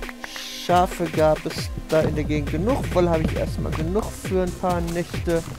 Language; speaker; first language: German; native; German